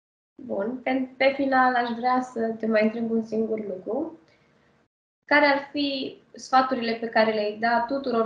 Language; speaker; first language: Romanian; native; Romanian